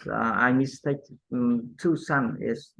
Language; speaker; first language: English; non-native, learner; Vietnamese